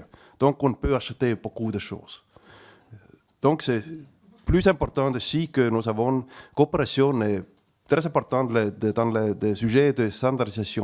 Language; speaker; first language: French; non-native, learner; Estonian